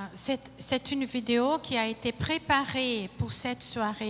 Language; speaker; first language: French; non-native, fluent; Portuguese